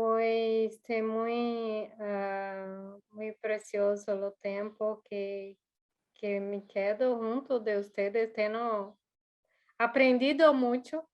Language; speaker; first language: Spanish; non-native, learner; Portuguese